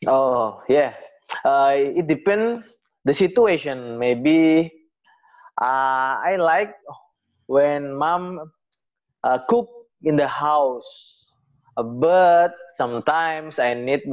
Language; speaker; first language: English; non-native, learner; Indonesian